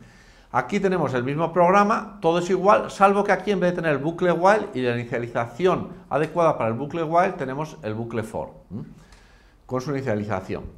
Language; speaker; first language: Spanish; native; Spanish